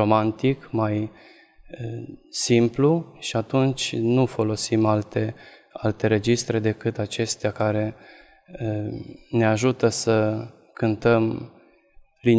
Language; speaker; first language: Romanian; non-native, local second language; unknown